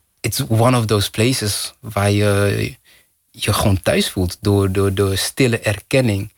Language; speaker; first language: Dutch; non-native, fluent; Kinyarwanda